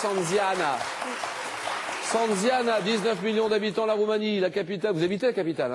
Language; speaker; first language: French; native; French